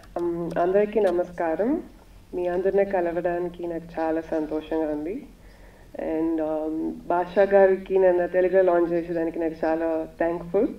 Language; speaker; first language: Telugu; non-native, learner; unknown